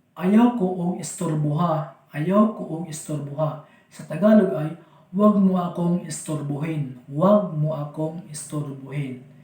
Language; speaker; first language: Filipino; non-native, local second language; Cebuano